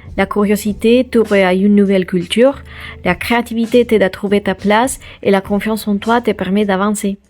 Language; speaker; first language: French; non-native, fluent; Spanish